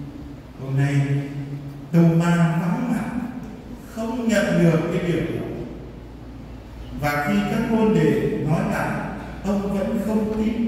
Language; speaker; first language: Vietnamese; native; Vietnamese